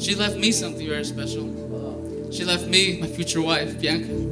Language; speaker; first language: English; early bilingual, other home language; Spanish